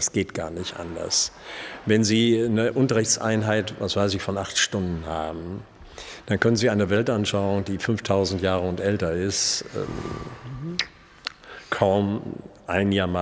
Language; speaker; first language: German; native; German